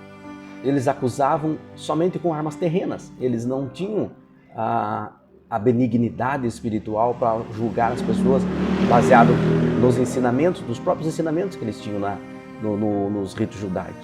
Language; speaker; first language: Portuguese; native; Portuguese